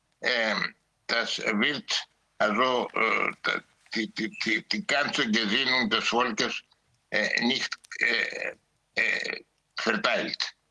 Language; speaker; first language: German; non-native, learner; Greek